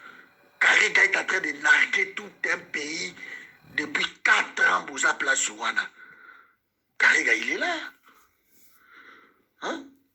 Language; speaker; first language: French; non-native, local second language; Lingala